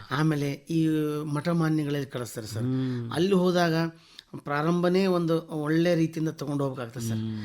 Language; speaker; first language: Kannada; native; Kannada